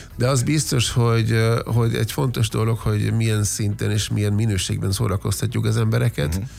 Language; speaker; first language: Hungarian; non-native, fluent; German